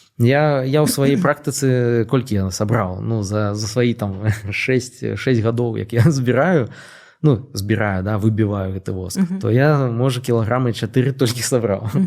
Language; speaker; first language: Belarusian; non-native, local second language; Russian